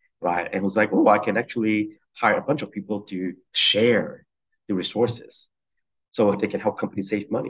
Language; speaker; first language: English; non-native, local second language; Cantonese